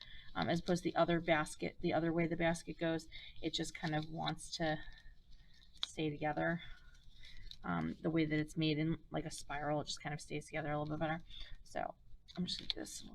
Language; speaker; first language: English; native; English